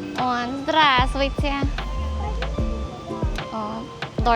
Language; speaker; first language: Russian; non-native, learner; Filipino